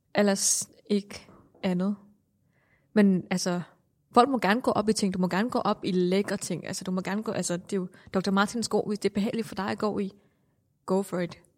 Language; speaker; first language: Danish; non-native, fluent; Thai